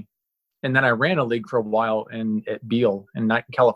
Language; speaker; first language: English; native; English